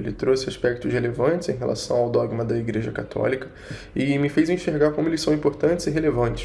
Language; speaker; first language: Portuguese; native; Portuguese